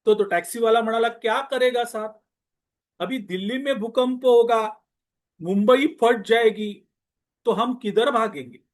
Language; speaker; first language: Hindi; non-native, local second language; Marathi